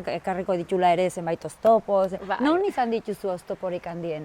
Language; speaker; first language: Basque; native; Basque